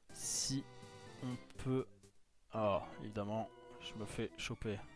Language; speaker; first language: French; native; French